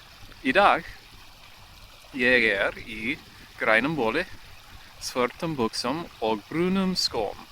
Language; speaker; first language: Icelandic; non-native, learner; English